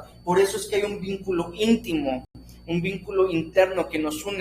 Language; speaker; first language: Spanish; native; Spanish